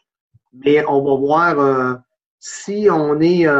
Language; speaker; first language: French; native; French